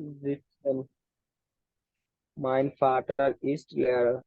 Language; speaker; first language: German; non-native, learner; Bangla